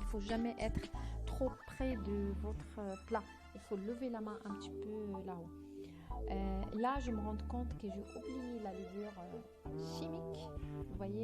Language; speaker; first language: French; non-native, fluent; Arabic